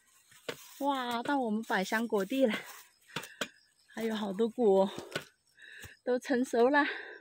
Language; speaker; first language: Chinese; native; Chinese